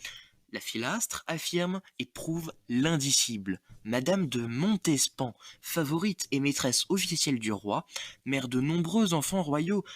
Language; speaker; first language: French; native; French